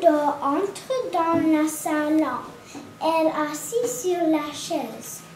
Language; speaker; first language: French; non-native, learner; English